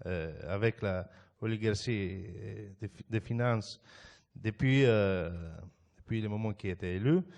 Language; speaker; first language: French; non-native, fluent; Greek